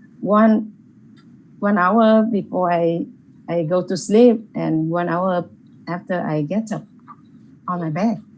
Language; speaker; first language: English; non-native, learner; Vietnamese